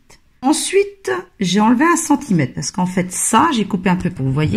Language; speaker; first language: French; native; French